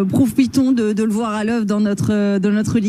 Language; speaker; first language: French; native; French